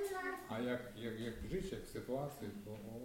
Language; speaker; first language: Polish; non-native, learner; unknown